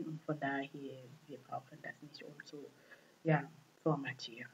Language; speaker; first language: German; non-native, fluent; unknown